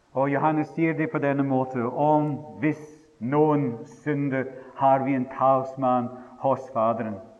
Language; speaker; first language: Norwegian; non-native, fluent; English